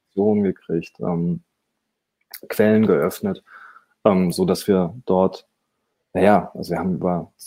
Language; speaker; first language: German; native; German